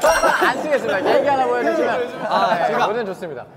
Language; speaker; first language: Korean; native; Korean